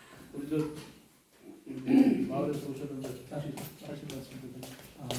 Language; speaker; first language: Korean; native; Korean